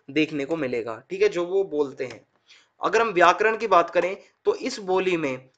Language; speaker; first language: Hindi; native; Hindi